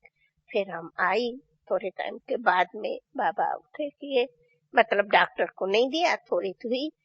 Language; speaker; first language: Hindi; non-native, local second language; Sindhi